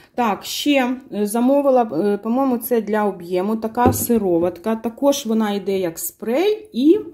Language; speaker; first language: Ukrainian; non-native, local second language; Russian